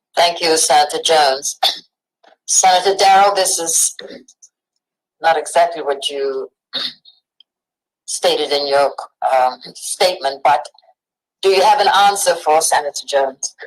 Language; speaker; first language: English; native; English